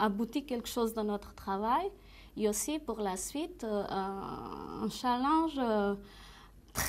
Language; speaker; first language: French; non-native, fluent; Portuguese